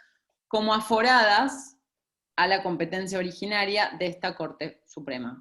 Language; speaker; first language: Spanish; native; Spanish